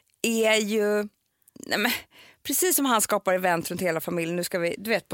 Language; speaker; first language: Swedish; native; Swedish